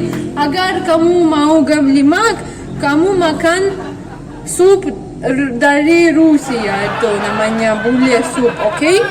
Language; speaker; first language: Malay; non-native, learner; Russian